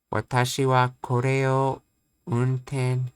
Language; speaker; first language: Japanese; non-native, learner; English